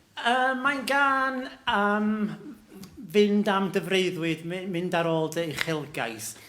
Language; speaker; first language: Welsh; native; Welsh